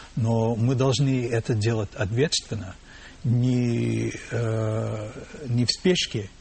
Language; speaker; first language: Russian; non-native, fluent; English